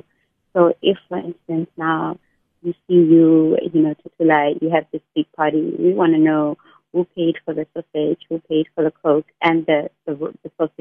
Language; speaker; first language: English; non-native, local second language; Xhosa